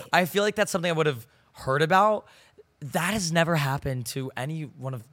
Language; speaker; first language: English; native; English